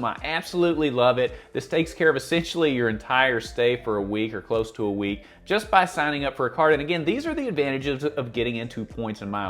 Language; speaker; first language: English; native; English